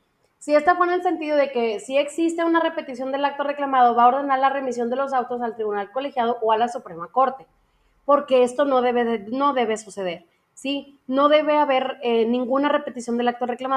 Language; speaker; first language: Spanish; native; Spanish